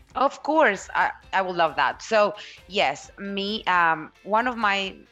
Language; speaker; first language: English; non-native, fluent; Spanish